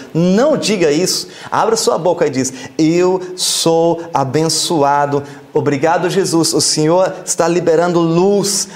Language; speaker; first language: Portuguese; non-native, fluent; German